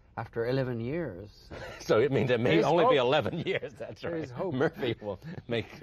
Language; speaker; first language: English; non-native, fluent; French